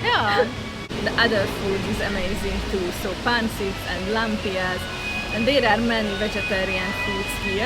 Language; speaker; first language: English; non-native, learner; Hungarian